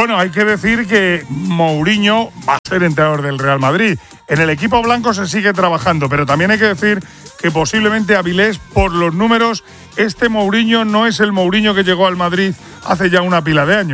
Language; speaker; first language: Spanish; native; Spanish